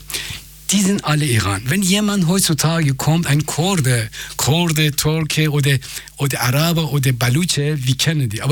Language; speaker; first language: German; non-native, fluent; Persian